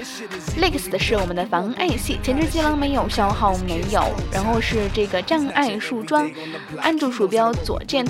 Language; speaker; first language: Chinese; native; Chinese